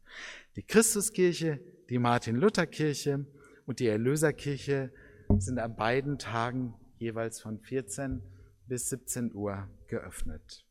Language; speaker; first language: German; native; German